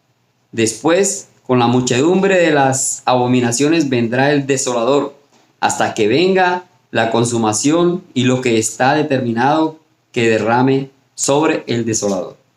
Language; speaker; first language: Spanish; native; Spanish